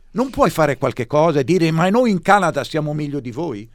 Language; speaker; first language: Italian; native; Italian